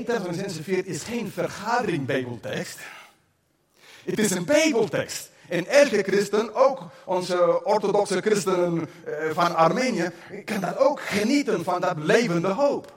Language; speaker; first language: Dutch; non-native, fluent; English